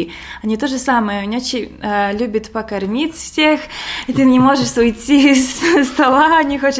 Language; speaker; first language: Russian; non-native, local second language; Latvian